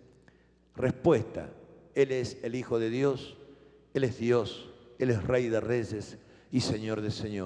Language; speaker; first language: Spanish; native; Spanish